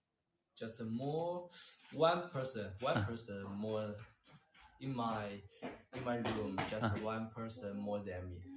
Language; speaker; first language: English; non-native, learner; Chinese